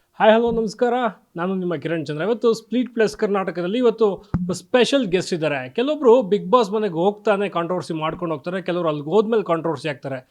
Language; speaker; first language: Kannada; native; Kannada